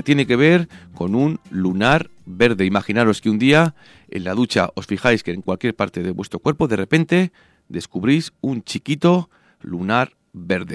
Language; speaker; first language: Spanish; native; Spanish